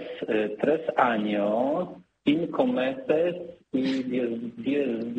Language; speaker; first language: Spanish; non-native, learner; Polish